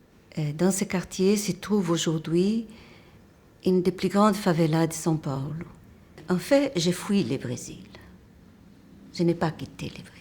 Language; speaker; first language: French; non-native, fluent; Portuguese